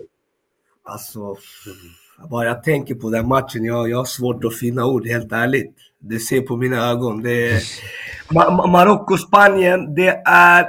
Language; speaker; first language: Swedish; early bilingual, other home language; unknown